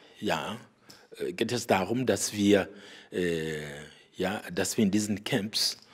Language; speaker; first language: German; non-native, fluent; Rundi